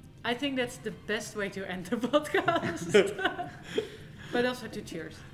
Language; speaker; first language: English; non-native, fluent; Dutch